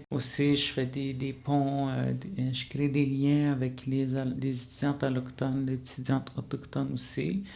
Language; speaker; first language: French; non-native, local second language; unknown